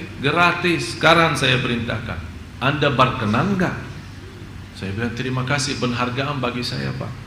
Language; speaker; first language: Indonesian; non-native, fluent; Arabic